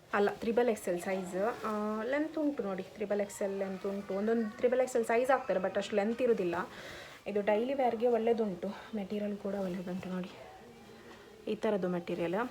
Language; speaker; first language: Kannada; non-native, local second language; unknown